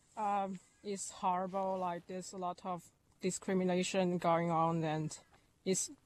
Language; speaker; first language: English; non-native, fluent; Chinese